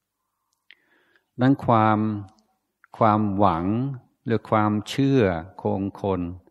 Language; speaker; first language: Thai; non-native, fluent; English